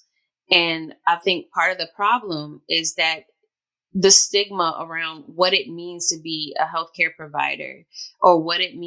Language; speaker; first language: English; native; English